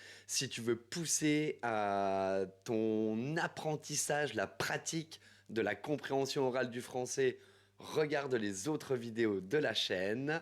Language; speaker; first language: French; native; French